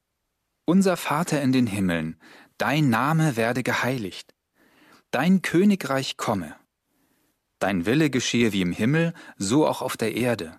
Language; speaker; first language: German; native; German